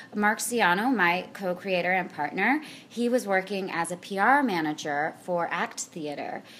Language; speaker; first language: English; native; English